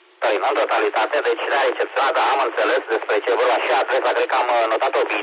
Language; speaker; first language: Romanian; native; Romanian